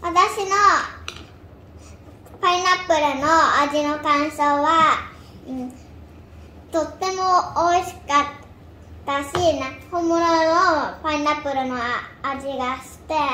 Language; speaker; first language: Japanese; early bilingual, heritage; Japanese